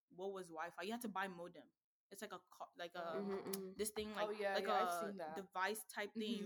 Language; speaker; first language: English; native; English